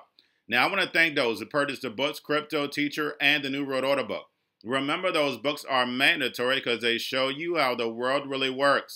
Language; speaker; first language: English; native; English